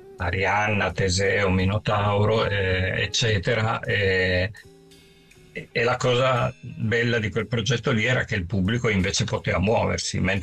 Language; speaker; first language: Italian; native; Italian